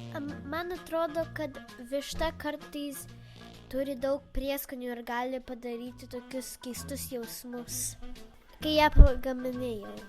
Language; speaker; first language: Lithuanian; early bilingual, heritage; Lithuanian